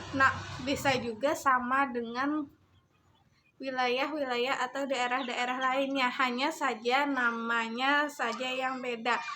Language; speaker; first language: Indonesian; non-native, local second language; Banjar